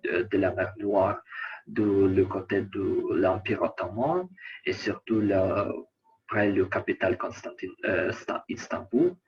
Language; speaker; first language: French; non-native, learner; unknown